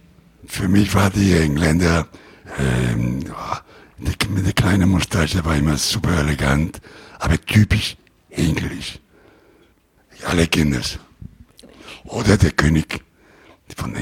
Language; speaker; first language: German; non-native, learner; Italian